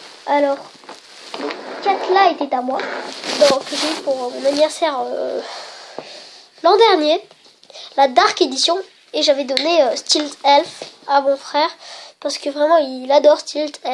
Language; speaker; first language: French; native; French